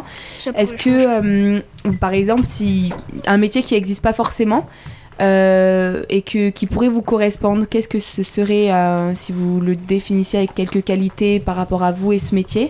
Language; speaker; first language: French; native; French